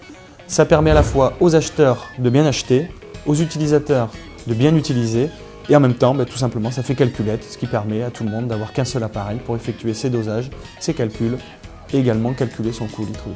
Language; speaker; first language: French; native; French